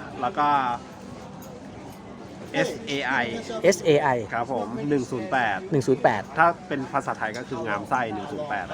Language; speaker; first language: Thai; native; Thai